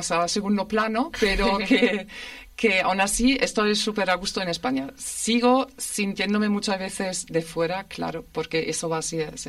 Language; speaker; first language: Spanish; non-native, fluent; German